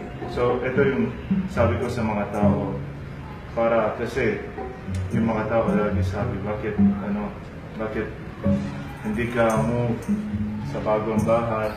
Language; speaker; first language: Filipino; non-native, learner; Arabic